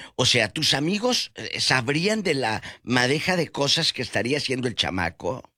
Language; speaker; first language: Spanish; native; Spanish